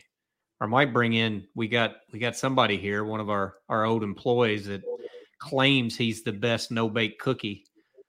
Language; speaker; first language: English; native; English